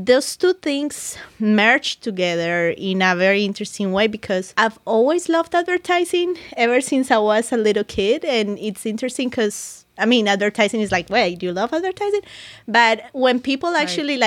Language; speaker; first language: English; non-native, fluent; Spanish